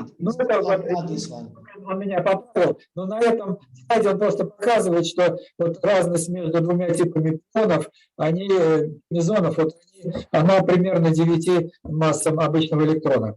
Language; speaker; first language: Russian; native; Russian